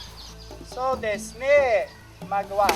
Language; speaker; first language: Japanese; non-native, learner; English